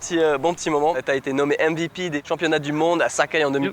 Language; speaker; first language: French; native; French